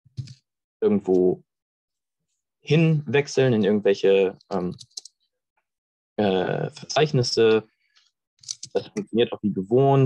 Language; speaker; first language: German; native; German